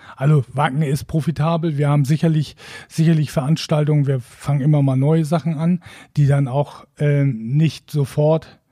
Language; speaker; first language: German; native; German